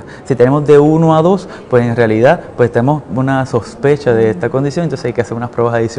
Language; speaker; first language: Spanish; native; Spanish